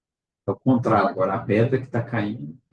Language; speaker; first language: Portuguese; native; Portuguese